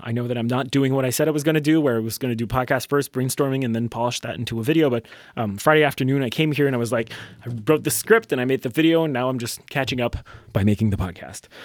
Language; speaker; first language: English; non-native, fluent; French